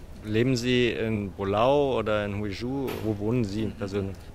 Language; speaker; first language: German; native; German